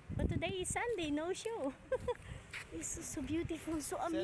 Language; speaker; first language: English; non-native, learner; Filipino